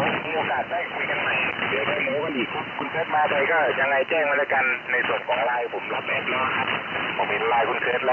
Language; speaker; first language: Thai; native; Thai